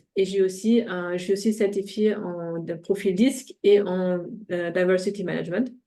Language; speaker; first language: French; non-native, fluent; German